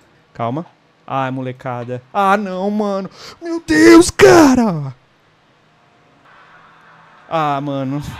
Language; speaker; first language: Portuguese; native; Portuguese